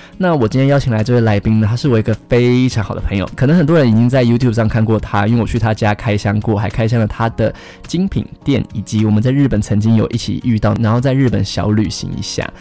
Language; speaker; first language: Chinese; native; Chinese